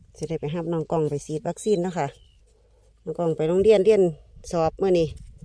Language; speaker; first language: Thai; native; Thai